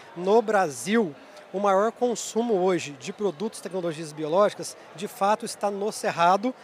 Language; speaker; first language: Portuguese; native; Portuguese